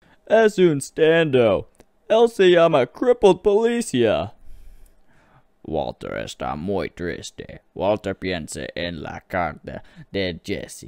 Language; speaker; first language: Spanish; non-native, learner; English